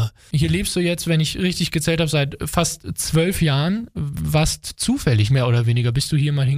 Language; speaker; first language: German; native; German